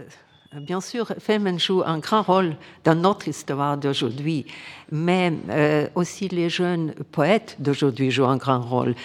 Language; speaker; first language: French; non-native, fluent; Ukrainian